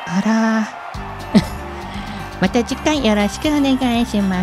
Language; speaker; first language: Japanese; native; Japanese